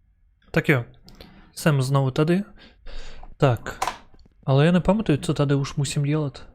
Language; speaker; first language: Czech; non-native, learner; Ukrainian